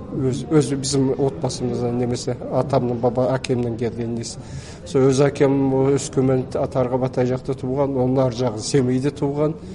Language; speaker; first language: Kazakh; early bilingual, heritage; Kazakh